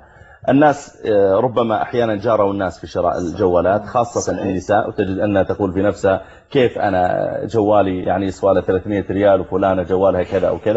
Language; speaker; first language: Arabic; native; Arabic